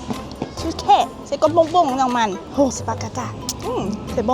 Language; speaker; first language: French; non-native, learner; Thai